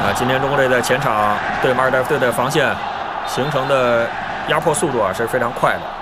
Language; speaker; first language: Chinese; native; Chinese